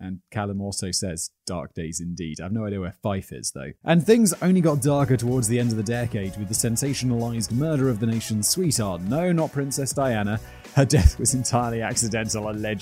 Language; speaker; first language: English; native; English